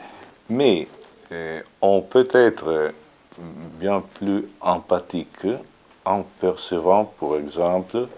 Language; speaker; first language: French; non-native, fluent; Italian